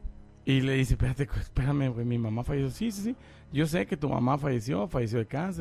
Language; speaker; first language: Spanish; native; Spanish